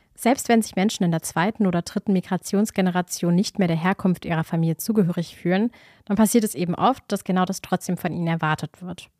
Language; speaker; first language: German; native; German